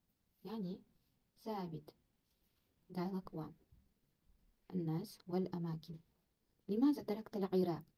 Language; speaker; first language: Arabic; non-native, learner; Kazakh